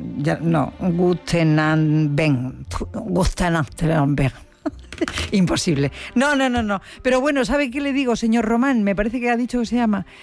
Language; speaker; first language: Spanish; native; Spanish